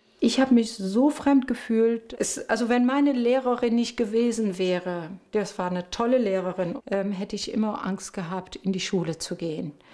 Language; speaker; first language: German; early bilingual, other home language; Turkish